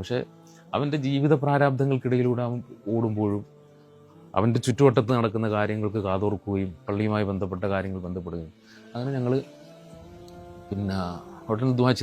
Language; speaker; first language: Malayalam; native; Malayalam